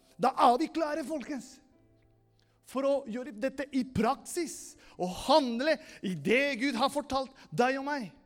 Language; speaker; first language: Norwegian; non-native, fluent; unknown